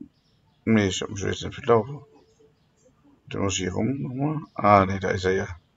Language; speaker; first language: German; native; German